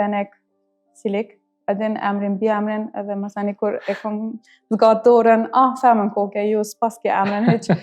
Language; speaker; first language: Albanian; early bilingual, heritage; Albanian